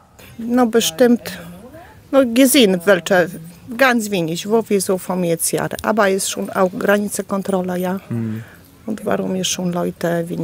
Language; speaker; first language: German; non-native, learner; Polish